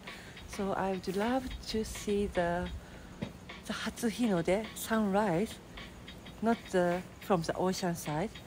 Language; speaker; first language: English; non-native, fluent; Japanese